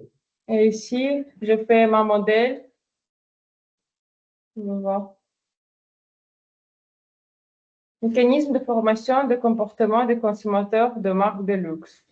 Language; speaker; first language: French; non-native, fluent; Portuguese